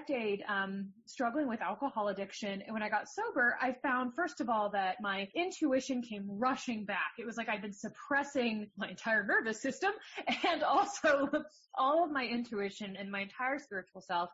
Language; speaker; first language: English; native; English